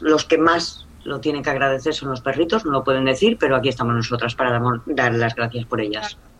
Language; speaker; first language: Spanish; native; Spanish